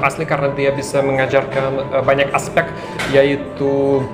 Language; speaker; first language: Indonesian; non-native, learner; Russian